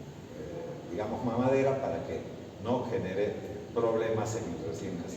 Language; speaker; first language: Spanish; native; Spanish